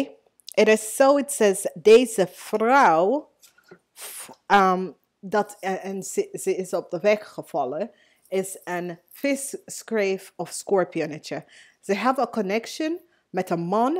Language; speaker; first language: Dutch; non-native, learner; English